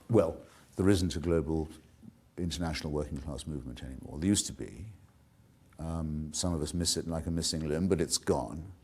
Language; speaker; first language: English; native; English